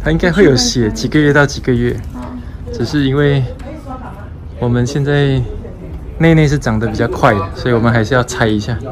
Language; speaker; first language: Chinese; native; Chinese